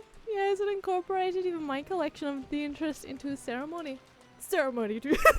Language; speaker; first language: English; native; English